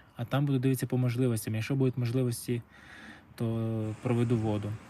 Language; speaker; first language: Ukrainian; native; Ukrainian